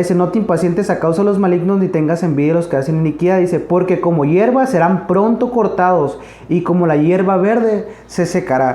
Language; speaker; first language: Spanish; native; Spanish